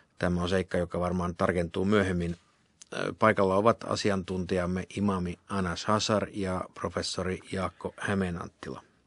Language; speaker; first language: Finnish; native; Finnish